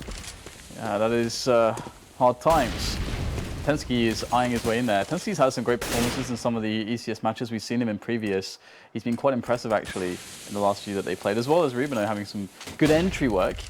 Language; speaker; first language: English; native; English